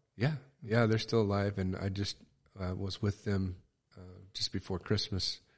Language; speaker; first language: English; native; English